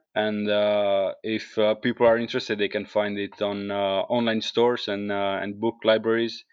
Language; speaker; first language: English; non-native, fluent; Italian